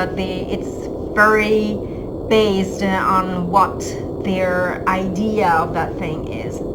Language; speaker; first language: English; non-native, fluent; Italian